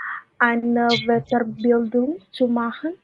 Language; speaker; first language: German; non-native, learner; Indonesian